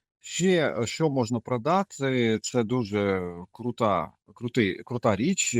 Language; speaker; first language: Ukrainian; native; Ukrainian